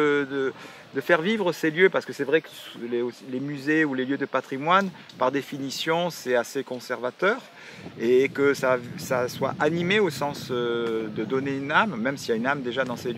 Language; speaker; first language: French; native; French